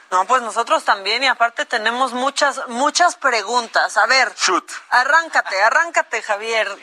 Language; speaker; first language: Spanish; native; Spanish